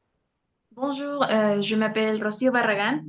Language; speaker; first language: French; non-native, fluent; Spanish